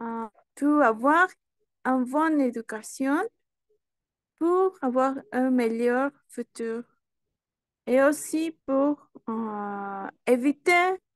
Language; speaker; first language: French; non-native, learner; Spanish